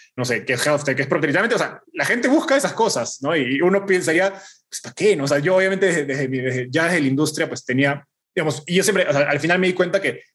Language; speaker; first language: Spanish; native; Spanish